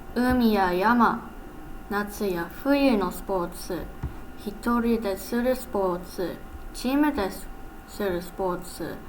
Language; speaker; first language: Japanese; non-native, learner; English